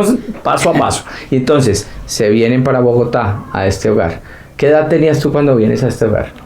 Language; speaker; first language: Spanish; native; Spanish